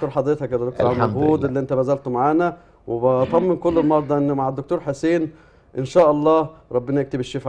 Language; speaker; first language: Arabic; native; Arabic